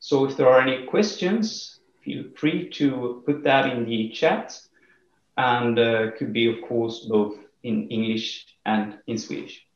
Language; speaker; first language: English; non-native, fluent; Swedish